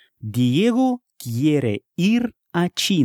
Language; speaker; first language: Spanish; non-native, learner; Russian